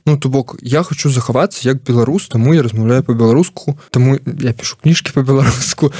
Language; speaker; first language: Belarusian; non-native, local second language; Russian